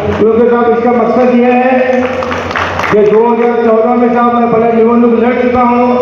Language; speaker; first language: Hindi; native; Hindi